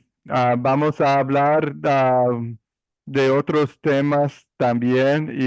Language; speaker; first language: Spanish; non-native, learner; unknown